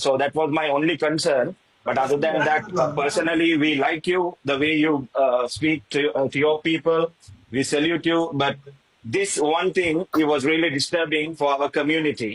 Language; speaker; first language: English; non-native, local second language; Tamil